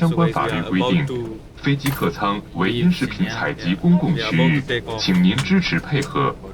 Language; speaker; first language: Chinese; native; Chinese